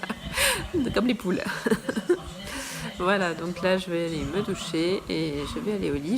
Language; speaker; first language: French; native; French